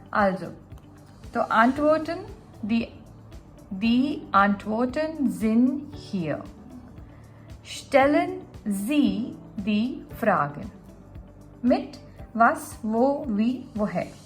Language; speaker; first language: German; non-native, learner; Gujarati